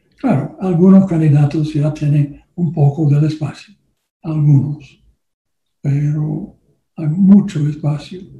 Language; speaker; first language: Spanish; non-native, learner; English